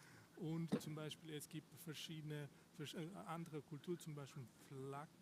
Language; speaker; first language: German; non-native, learner; Russian